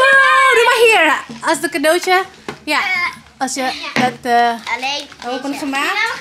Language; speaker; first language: Dutch; non-native, learner; Indonesian